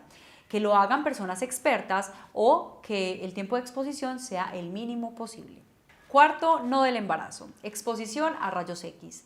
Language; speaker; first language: Spanish; native; Spanish